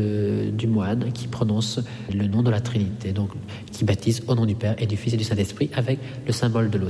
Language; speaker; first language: French; non-native, fluent; Italian